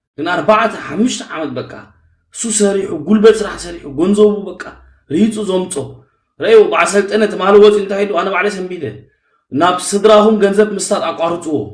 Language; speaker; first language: Tigrinya; early bilingual, heritage; Tigrinya